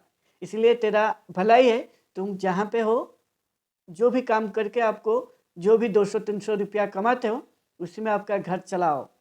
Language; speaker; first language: Hindi; non-native, local second language; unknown